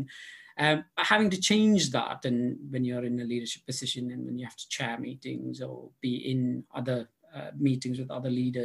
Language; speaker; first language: English; non-native, local second language; Tamil